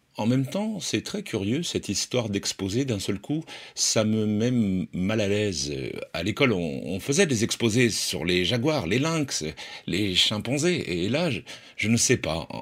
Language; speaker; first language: French; native; French